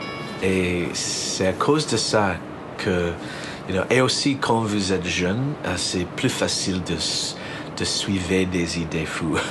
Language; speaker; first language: French; non-native, learner; English